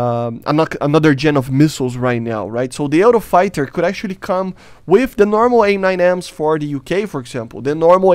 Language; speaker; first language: English; non-native, fluent; Portuguese